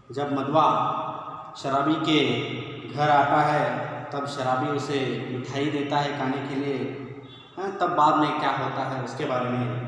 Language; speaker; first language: Hindi; non-native, local second language; Kannada